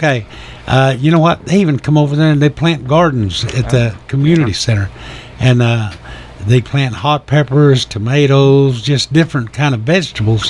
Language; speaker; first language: English; native; English